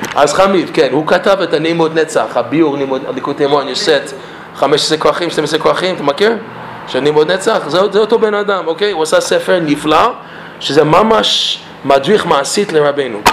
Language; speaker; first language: Hebrew; non-native, fluent; English